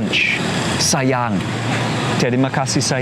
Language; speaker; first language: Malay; non-native, learner; English